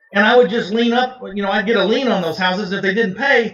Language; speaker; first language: English; native; English